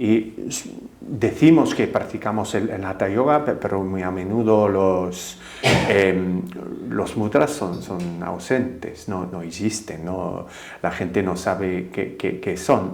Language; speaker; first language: Spanish; non-native, fluent; English